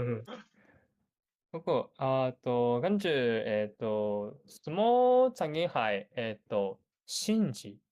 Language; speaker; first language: Chinese; non-native, learner; Japanese